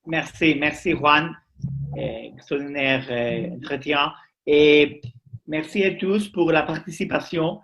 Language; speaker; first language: French; non-native, learner; Spanish